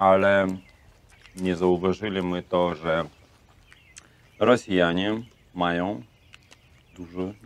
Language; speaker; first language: Polish; non-native, learner; Russian